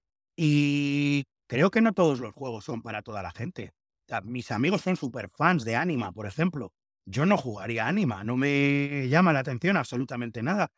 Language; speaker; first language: Spanish; native; Spanish